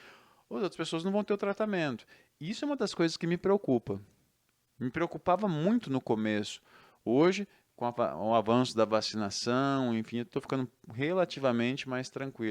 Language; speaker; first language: Portuguese; native; Portuguese